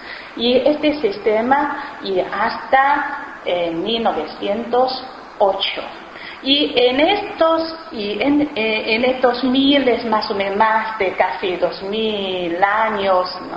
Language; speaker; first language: Spanish; non-native, fluent; Chinese